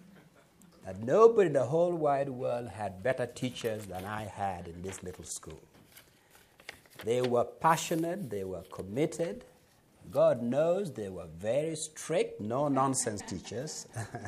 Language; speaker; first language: English; non-native, local second language; Acoli